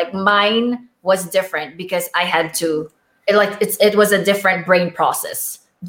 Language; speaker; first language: English; non-native, local second language; Filipino